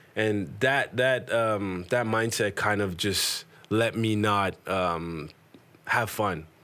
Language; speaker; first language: English; native; English